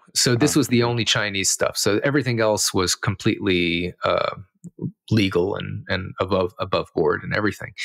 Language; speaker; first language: English; native; English